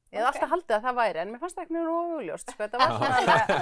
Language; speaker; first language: Icelandic; native; Icelandic